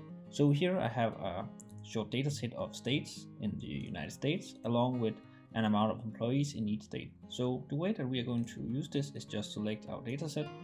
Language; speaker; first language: English; non-native, fluent; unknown